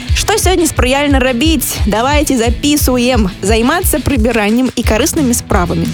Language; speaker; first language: Belarusian; non-native, local second language; Russian